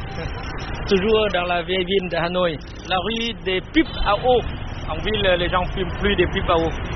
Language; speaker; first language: French; non-native, local second language; Vietnamese